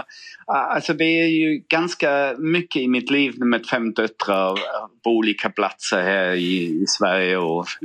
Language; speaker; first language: Swedish; non-native, fluent; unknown